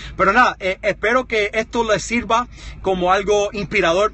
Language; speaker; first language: Spanish; early bilingual, heritage; Spanish